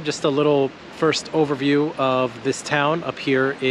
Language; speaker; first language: English; native; English